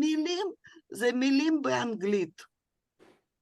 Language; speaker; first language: Hebrew; non-native, fluent; Russian